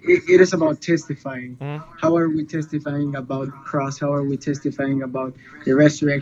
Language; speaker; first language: English; non-native, fluent; Spanish